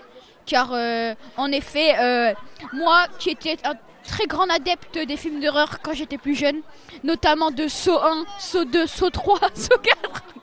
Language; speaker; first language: French; native; French